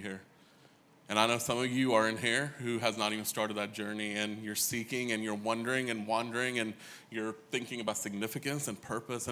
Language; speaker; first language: English; early bilingual, other home language; Hindi